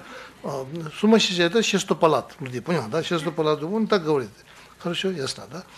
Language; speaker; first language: Russian; non-native, learner; Tibetan